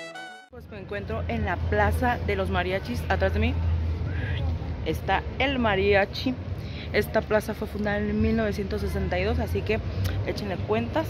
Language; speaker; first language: Spanish; native; Spanish